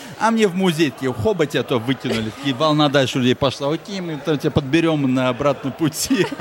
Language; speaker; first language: Russian; early bilingual, heritage; Russian